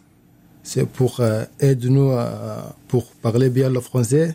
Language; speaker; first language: French; non-native, learner; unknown